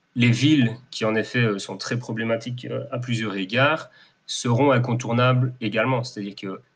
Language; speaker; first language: French; native; French